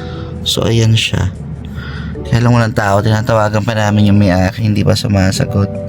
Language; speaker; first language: Filipino; native; Filipino